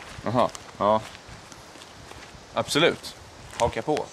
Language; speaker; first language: Swedish; native; Swedish